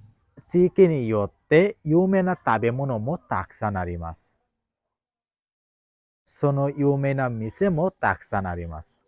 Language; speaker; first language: Japanese; non-native, learner; Bangla